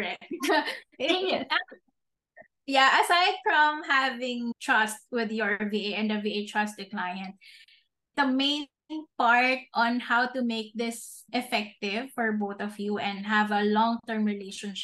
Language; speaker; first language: English; non-native, local second language; Filipino